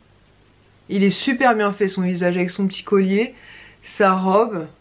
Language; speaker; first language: French; native; French